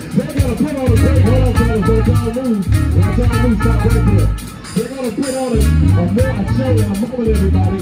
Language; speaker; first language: English; native; English